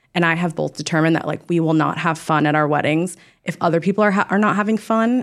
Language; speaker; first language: English; native; English